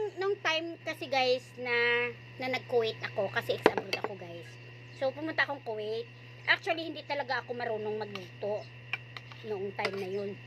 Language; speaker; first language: Filipino; non-native, local second language; Hiligaynon